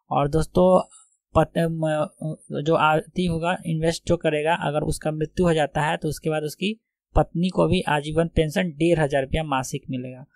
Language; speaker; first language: Hindi; native; Hindi